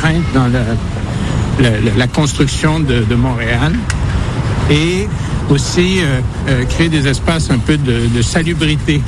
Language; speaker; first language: French; native; French